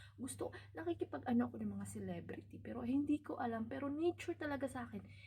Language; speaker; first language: Filipino; non-native, local second language; Cebuano